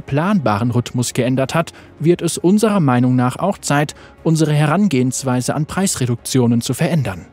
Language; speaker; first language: German; native; German